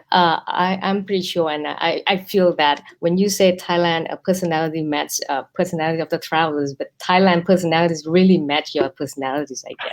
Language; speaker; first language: English; non-native, fluent; Thai